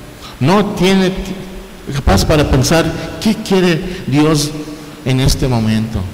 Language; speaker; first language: Spanish; non-native, fluent; English